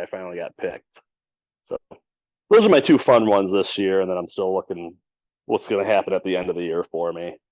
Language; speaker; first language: English; native; English